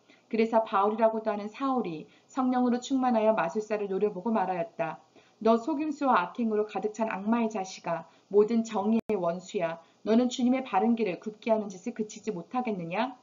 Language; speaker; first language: Korean; native; Korean